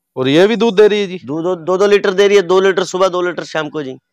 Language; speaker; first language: Hindi; native; Hindi